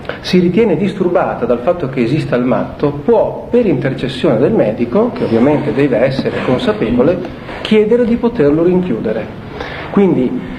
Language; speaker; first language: Italian; native; Italian